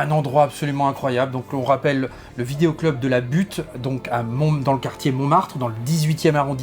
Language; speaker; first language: French; native; French